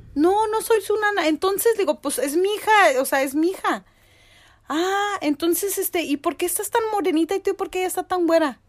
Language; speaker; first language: Spanish; early bilingual, heritage; Spanish